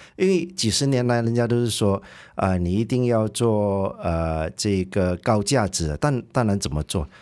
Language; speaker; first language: Chinese; native; Chinese